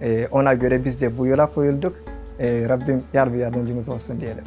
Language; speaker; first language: Turkish; non-native, fluent; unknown